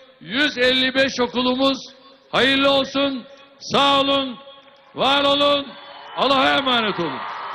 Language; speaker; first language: Turkish; native; Turkish